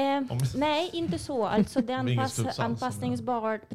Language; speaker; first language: Swedish; non-native, fluent; Russian